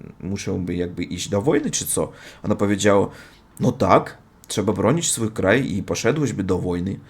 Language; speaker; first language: Polish; non-native, learner; Russian